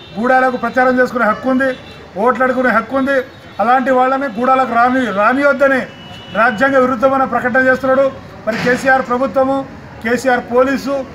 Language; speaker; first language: Telugu; non-native, local second language; Lambadi